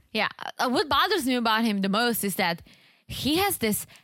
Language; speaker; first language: English; non-native, fluent; Czech